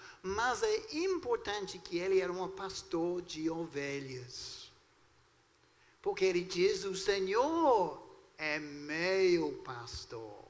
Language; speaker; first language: Portuguese; non-native, fluent; English